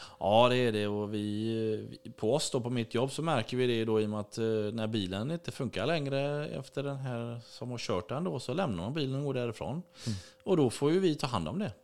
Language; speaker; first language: Swedish; native; Swedish